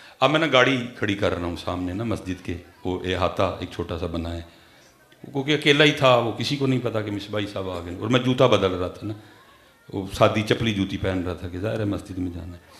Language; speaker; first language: Urdu; non-native, local second language; Punjabi